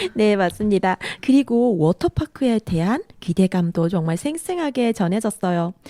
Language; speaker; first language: Korean; non-native, fluent; Vietnamese